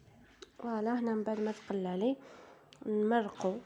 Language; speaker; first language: Arabic; native; Arabic